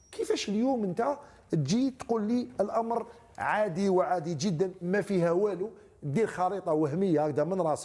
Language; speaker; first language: Arabic; native; Arabic